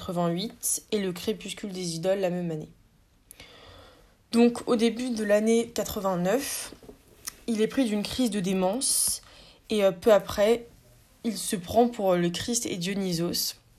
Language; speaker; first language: French; native; French